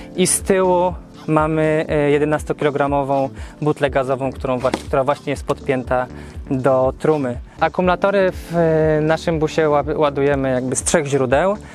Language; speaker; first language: Polish; native; Polish